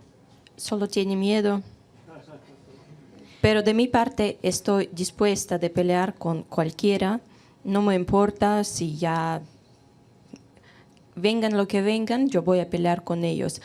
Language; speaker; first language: Spanish; non-native, fluent; Russian